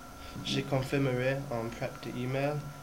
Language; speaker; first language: French; non-native, learner; English